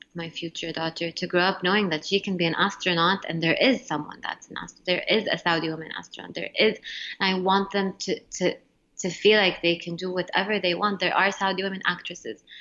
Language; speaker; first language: English; non-native, fluent; Arabic